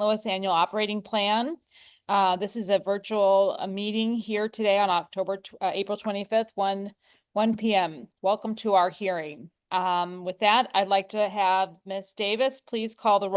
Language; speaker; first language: English; native; English